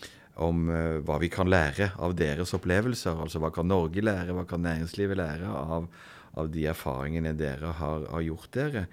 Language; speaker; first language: Norwegian; native; Norwegian